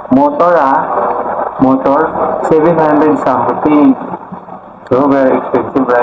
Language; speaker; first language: English; non-native, fluent; Filipino